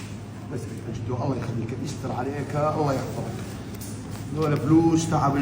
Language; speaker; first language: Arabic; native; Arabic